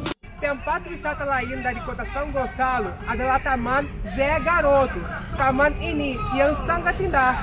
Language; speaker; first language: Indonesian; non-native, fluent; Portuguese